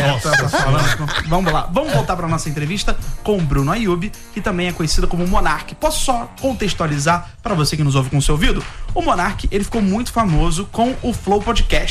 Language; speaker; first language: Portuguese; native; Portuguese